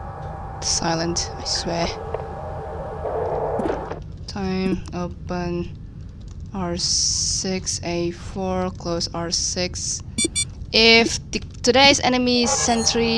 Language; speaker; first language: English; non-native, fluent; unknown